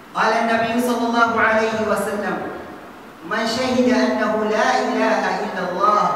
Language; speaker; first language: Arabic; non-native, fluent; Fula